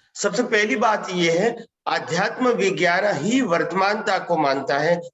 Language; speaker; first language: Hindi; non-native, local second language; Gujarati